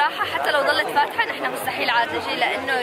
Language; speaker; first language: Arabic; native; Arabic